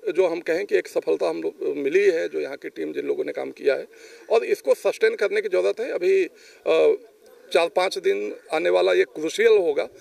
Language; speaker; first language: Hindi; native; Hindi